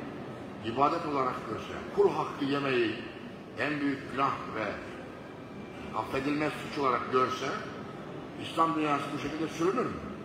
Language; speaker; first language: Turkish; native; Turkish